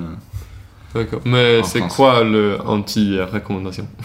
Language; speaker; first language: French; non-native, learner; Swedish